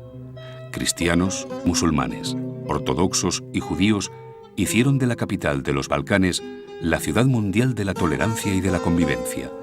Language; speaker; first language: Spanish; native; Spanish